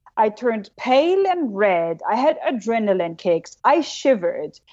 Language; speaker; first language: English; non-native, fluent; German